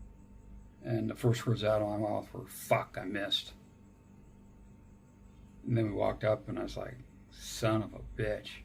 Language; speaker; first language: English; native; English